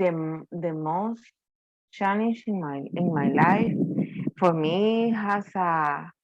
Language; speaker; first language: English; non-native, learner; Spanish